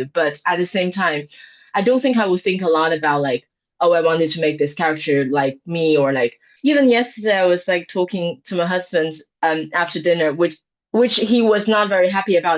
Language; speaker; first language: English; non-native, fluent; Chinese